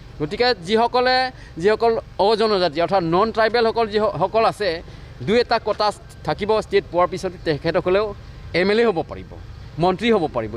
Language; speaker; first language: Assamese; non-native, local second language; Karbi